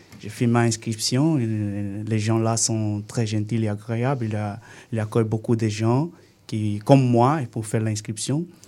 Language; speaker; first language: French; non-native, learner; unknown